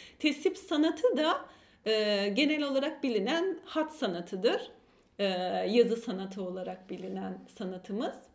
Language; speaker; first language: Turkish; early bilingual, heritage; Turkish